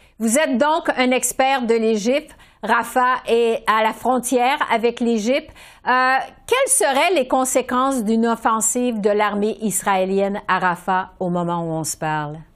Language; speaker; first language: French; native; French